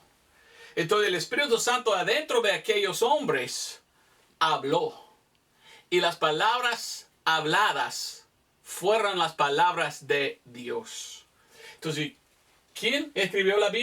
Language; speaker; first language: Spanish; non-native, fluent; English